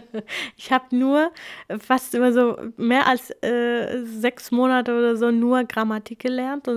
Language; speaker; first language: German; non-native, fluent; Kurdish